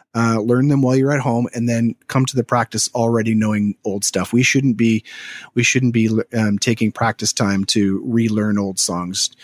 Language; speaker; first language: English; native; English